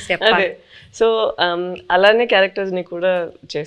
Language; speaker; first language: Telugu; non-native, fluent; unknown